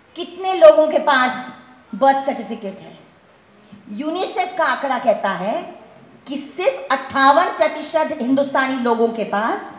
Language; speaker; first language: Hindi; non-native, local second language; Gujarati